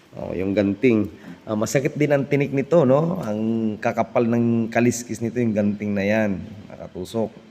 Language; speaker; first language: Filipino; non-native, local second language; Cebuano